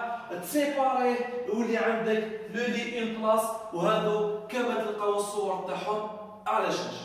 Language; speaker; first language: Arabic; native; Arabic